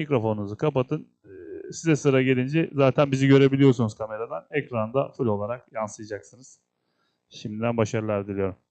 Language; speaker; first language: Turkish; native; Turkish